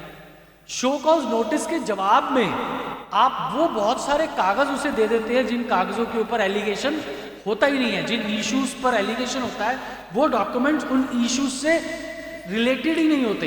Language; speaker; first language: Hindi; native; Hindi